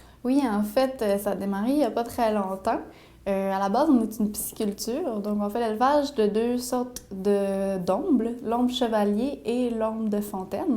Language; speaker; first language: French; native; French